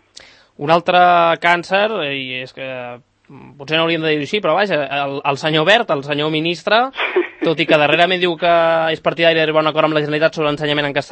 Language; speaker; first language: Catalan; native; Catalan